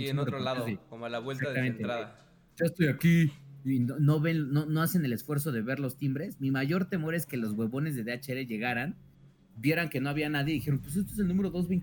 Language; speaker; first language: Spanish; native; Spanish